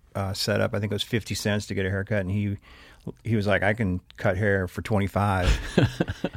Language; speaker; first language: English; native; English